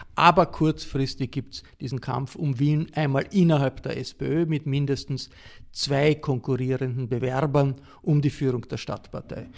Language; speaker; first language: German; native; German